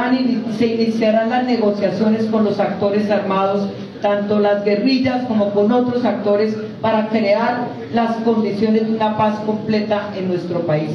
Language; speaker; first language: Spanish; native; Spanish